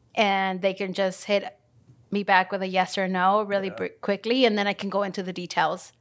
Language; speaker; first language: English; early bilingual, other home language; Spanish